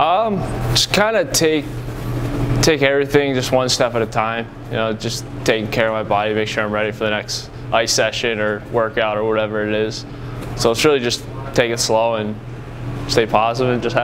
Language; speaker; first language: English; native; English